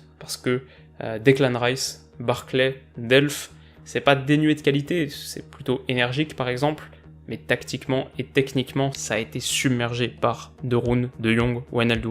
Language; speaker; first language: French; native; French